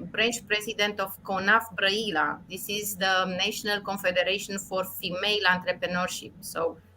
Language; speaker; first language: English; non-native, fluent; Romanian